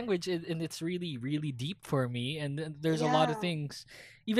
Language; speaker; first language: English; non-native, local second language; Filipino